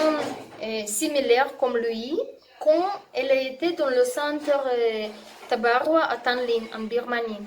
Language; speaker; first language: French; non-native, learner; Russian